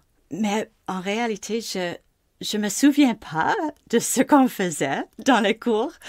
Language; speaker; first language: French; non-native, local second language; English